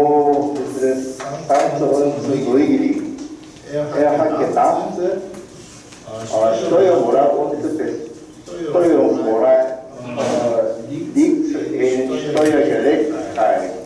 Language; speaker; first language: German; non-native, learner; Korean